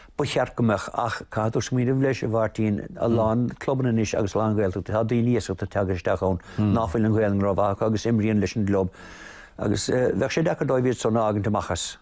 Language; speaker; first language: Irish; native; Irish